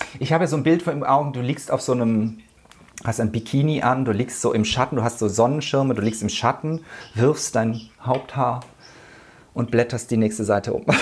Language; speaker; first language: German; native; German